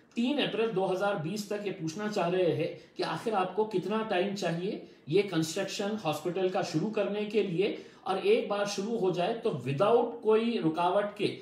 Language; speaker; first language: Hindi; non-native, local second language; Urdu